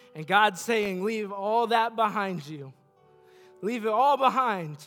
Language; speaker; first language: English; native; English